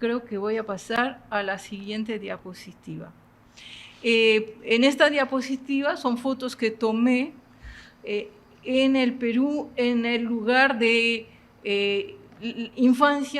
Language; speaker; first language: Spanish; non-native, fluent; French